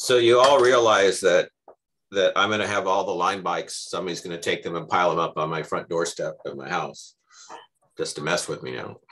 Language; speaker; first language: English; native; English